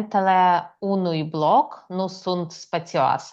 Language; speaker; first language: Romanian; non-native, learner; Russian